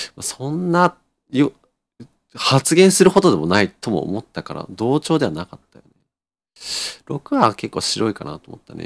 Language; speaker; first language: Japanese; native; Japanese